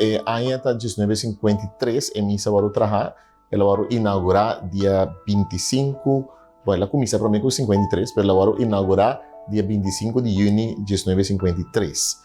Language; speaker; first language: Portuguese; early bilingual, heritage; Portuguese